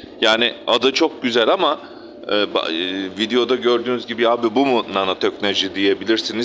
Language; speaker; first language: Turkish; native; Turkish